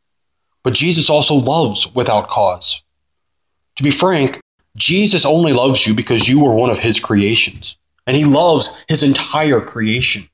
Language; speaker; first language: English; native; English